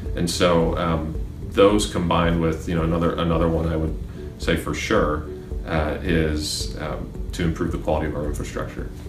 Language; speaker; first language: English; native; English